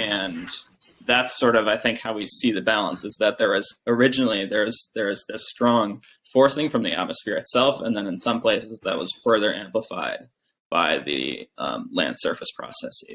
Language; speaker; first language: English; native; English